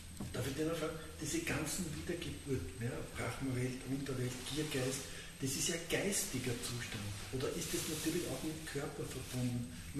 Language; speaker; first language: German; native; German